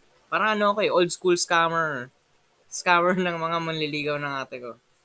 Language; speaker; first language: Filipino; native; Filipino